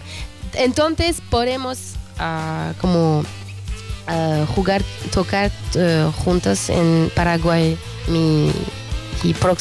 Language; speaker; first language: Spanish; non-native, learner; French